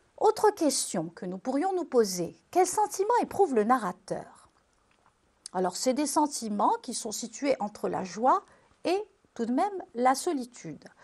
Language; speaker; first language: French; non-native, local second language; Arabic